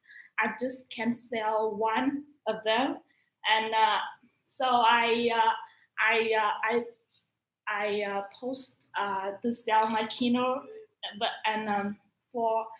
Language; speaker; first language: English; non-native, learner; Vietnamese